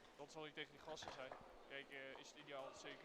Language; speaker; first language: Dutch; native; Dutch